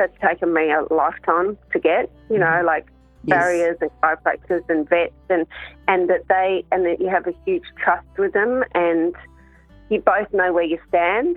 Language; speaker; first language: English; native; English